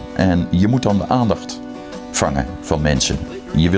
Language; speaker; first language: Dutch; native; Dutch